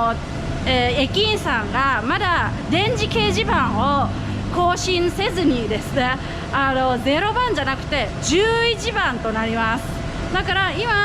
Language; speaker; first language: Japanese; non-native, fluent; Thai